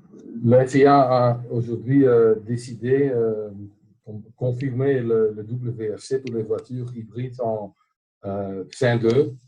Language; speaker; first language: French; non-native, local second language; Dutch